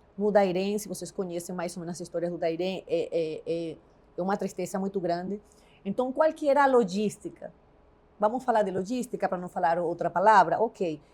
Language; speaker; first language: Portuguese; non-native, fluent; Spanish